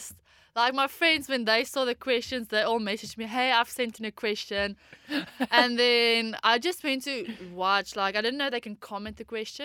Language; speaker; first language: English; non-native, local second language; Afrikaans